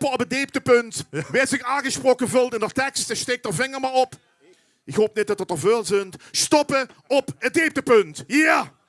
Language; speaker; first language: Dutch; native; Dutch